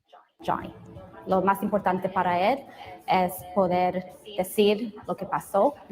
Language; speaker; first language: Spanish; early bilingual, other home language; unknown